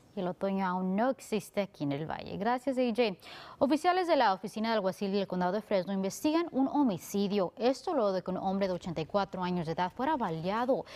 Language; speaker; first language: Spanish; early bilingual, heritage; Spanish